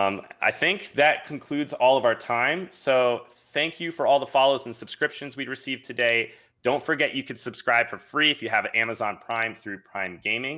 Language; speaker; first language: English; native; English